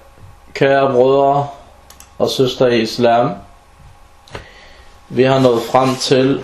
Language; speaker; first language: Danish; non-native, fluent; Arabic